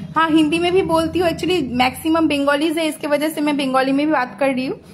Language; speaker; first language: Hindi; non-native, local second language; Bangla